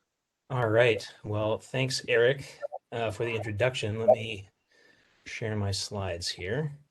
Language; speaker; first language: English; native; English